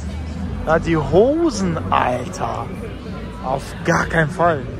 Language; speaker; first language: German; native; German